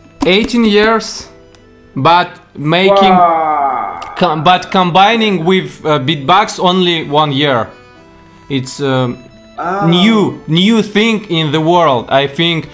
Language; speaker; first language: English; non-native, learner; Russian